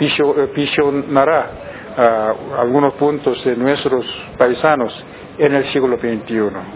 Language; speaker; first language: Spanish; non-native, learner; Korean